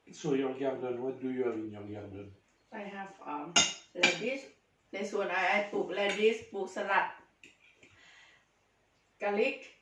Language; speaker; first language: English; non-native, learner; Thai